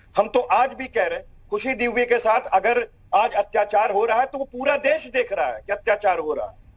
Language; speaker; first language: Hindi; native; Hindi